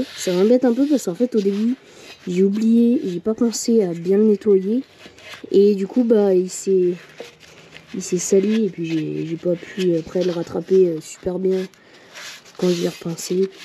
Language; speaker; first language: French; native; French